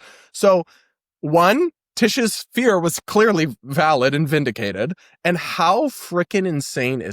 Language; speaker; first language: English; native; English